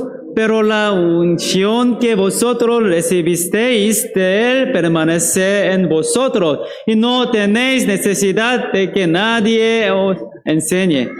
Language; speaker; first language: Spanish; non-native, fluent; Korean